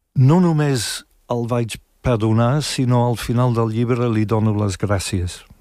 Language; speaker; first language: Catalan; non-native, fluent; English